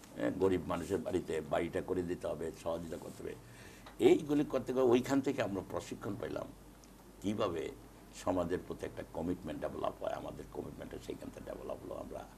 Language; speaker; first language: Bangla; native; Bangla